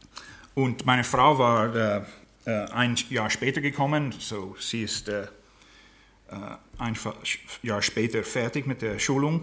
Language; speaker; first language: German; non-native, fluent; English